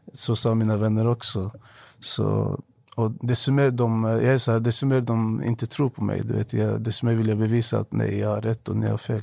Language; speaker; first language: Swedish; non-native, fluent; Arabic